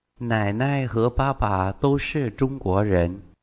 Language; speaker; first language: Chinese; non-native, fluent; Vietnamese